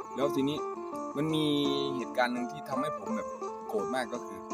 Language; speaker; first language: Thai; non-native, local second language; Northeastern Thai